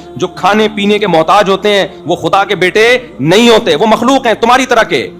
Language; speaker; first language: Urdu; native; Urdu